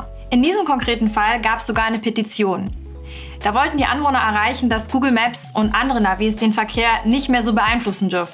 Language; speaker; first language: German; native; German